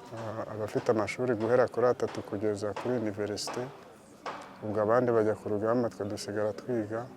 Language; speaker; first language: Kinyarwanda; native; Kinyarwanda